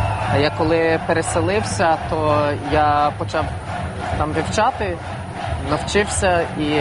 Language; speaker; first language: Ukrainian; non-native, fluent; English